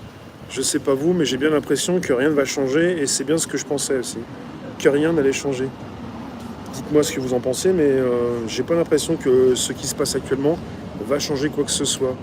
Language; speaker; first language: French; native; French